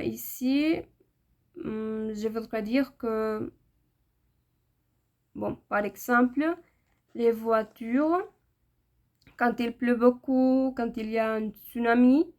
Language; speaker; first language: French; non-native, learner; Spanish